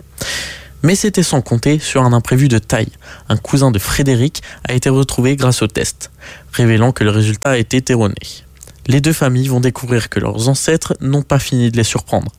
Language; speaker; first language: French; native; French